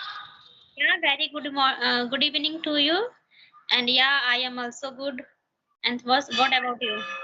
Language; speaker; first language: English; non-native, learner; Hindi